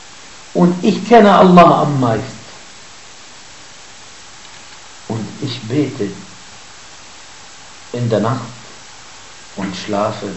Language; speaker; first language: German; non-native, fluent; Arabic